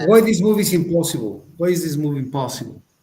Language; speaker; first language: English; non-native, fluent; Spanish